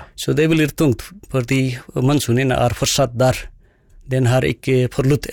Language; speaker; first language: Norwegian; non-native, fluent; Nepali